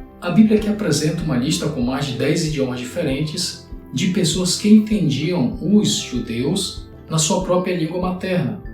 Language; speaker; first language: Portuguese; native; Portuguese